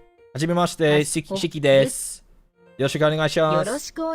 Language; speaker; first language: Japanese; non-native, learner; English